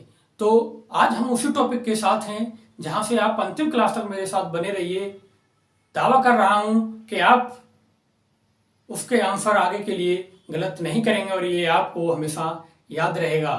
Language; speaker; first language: Hindi; native; Hindi